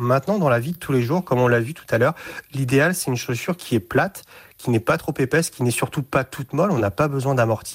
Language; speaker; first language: French; native; French